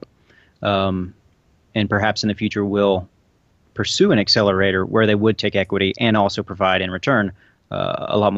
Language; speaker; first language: English; native; English